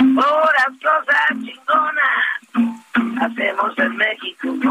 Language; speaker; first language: Spanish; native; Spanish